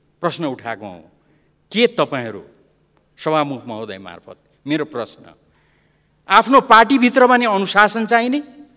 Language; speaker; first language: Nepali; non-native, local second language; Limbu